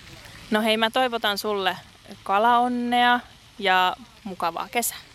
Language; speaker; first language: Finnish; native; Finnish